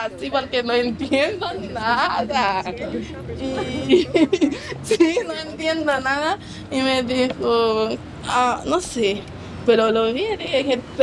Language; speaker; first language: Spanish; non-native, learner; Haitian Creole